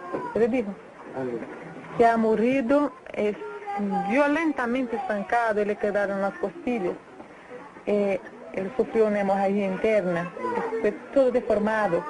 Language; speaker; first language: Spanish; non-native, learner; Portuguese